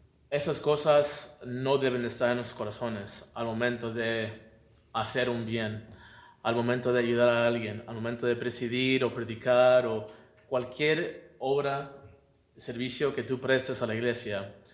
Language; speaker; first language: Spanish; native; Spanish